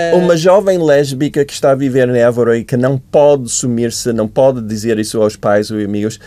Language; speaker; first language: Portuguese; non-native, fluent; English